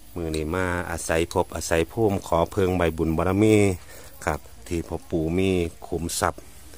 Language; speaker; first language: Thai; native; Thai